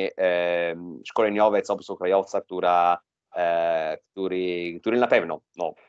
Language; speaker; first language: Polish; non-native, fluent; Italian